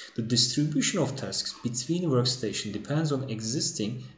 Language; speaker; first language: English; non-native, fluent; Turkish